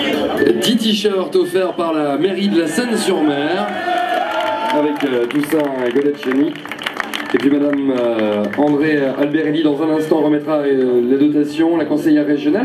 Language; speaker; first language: French; native; French